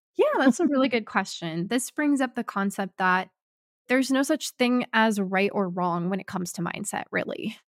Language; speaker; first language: English; native; English